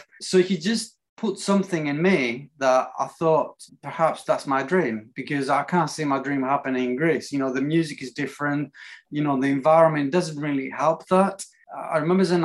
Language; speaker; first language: English; non-native, fluent; Greek